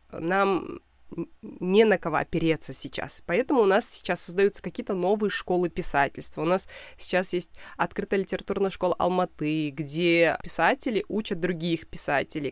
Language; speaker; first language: Russian; non-native, local second language; Kazakh